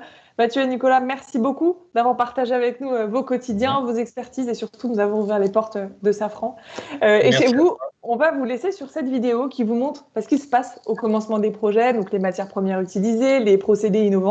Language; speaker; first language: French; native; French